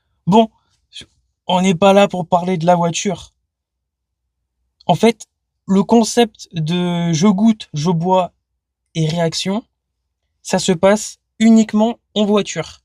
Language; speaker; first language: French; native; French